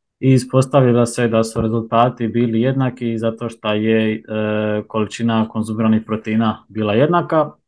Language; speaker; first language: Croatian; native; Croatian